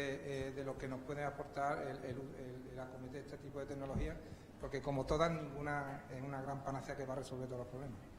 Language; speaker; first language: Spanish; native; Spanish